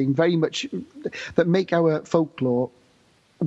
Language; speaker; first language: English; native; English